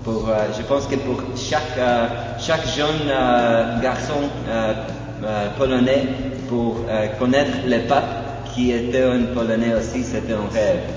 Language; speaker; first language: French; non-native, fluent; Polish